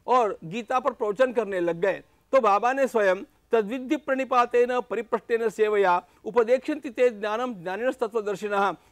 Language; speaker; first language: Hindi; non-native, local second language; Marathi